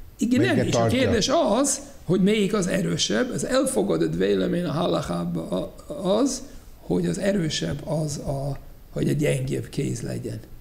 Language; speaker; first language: Hungarian; non-native, fluent; English